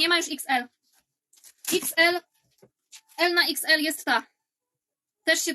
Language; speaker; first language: Polish; native; Polish